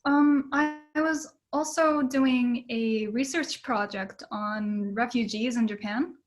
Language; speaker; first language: English; early bilingual, other home language; Japanese